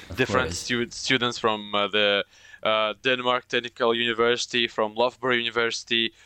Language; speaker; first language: English; non-native, fluent; Romanian